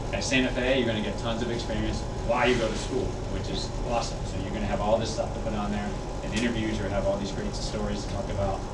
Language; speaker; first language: English; native; English